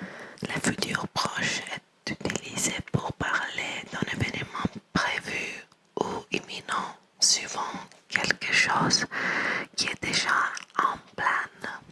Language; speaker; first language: French; non-native, learner; English